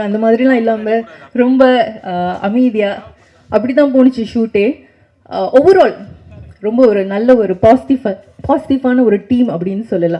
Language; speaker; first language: Tamil; native; Tamil